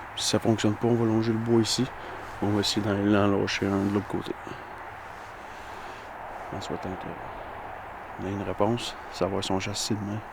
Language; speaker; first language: French; native; French